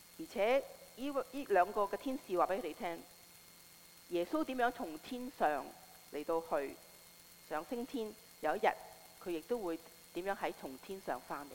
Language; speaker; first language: Chinese; non-native, local second language; Cantonese